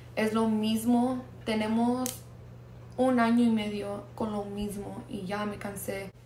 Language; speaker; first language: Spanish; early bilingual, heritage; Spanish